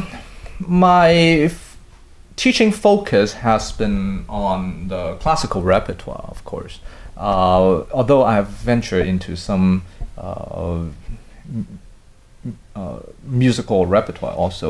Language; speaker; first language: English; non-native, local second language; Cantonese